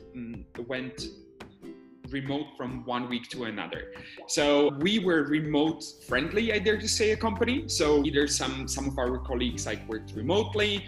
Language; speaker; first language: English; non-native, fluent; Slovak